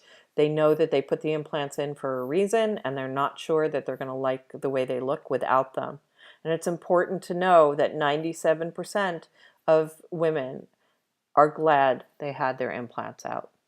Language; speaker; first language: English; native; English